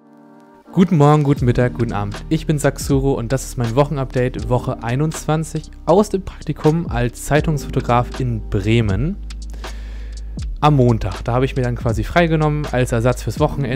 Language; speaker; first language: German; native; German